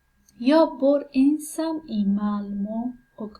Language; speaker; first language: Swedish; non-native, learner; Persian